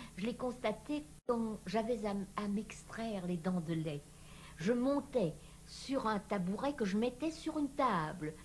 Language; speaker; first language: French; native; French